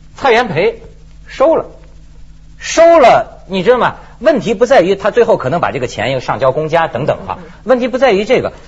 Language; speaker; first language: Chinese; native; Chinese